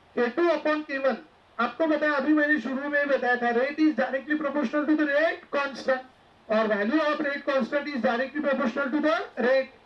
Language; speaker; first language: Hindi; non-native, local second language; Marathi